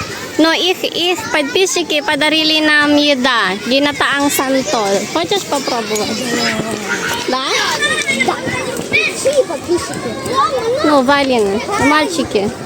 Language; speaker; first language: Russian; non-native, learner; Filipino